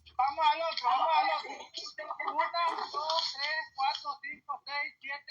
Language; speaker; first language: Spanish; native; Spanish